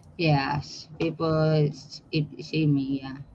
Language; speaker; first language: English; non-native, learner; Filipino